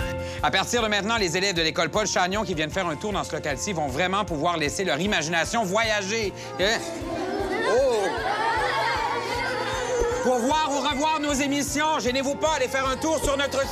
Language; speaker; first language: French; native; French